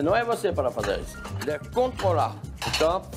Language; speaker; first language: Portuguese; non-native, fluent; French